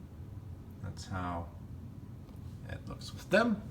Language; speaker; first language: English; native; English